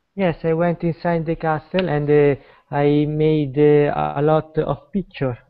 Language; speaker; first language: English; non-native, learner; Italian